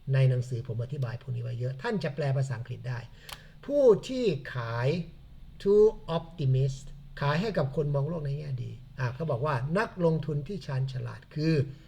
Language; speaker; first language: Thai; native; Thai